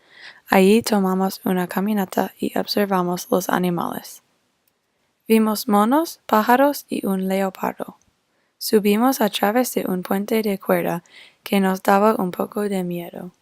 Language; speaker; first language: Spanish; non-native, fluent; English